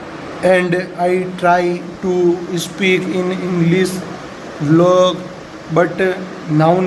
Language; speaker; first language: English; non-native, learner; Hindi